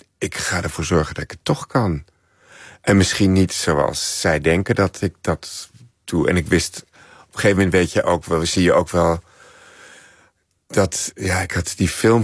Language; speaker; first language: Dutch; native; Dutch